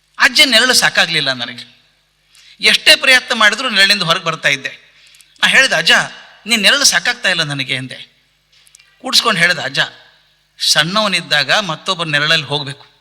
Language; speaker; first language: Kannada; native; Kannada